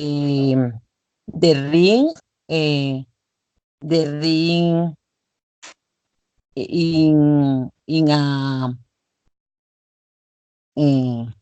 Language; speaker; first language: English; non-native, learner; Spanish